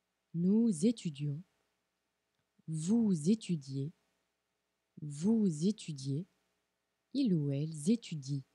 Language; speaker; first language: French; non-native, fluent; Portuguese